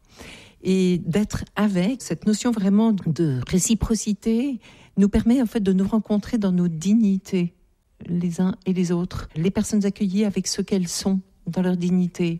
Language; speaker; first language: French; native; French